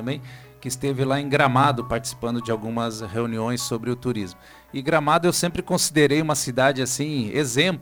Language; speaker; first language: Portuguese; native; Portuguese